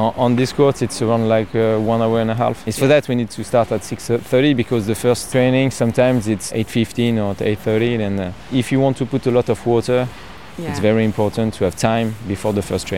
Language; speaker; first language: English; non-native, learner; French